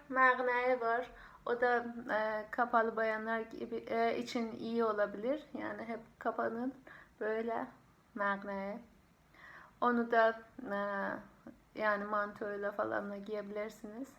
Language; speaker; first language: Turkish; non-native, fluent; Persian